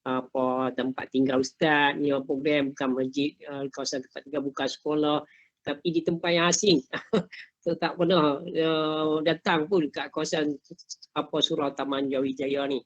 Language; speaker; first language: Malay; native; Malay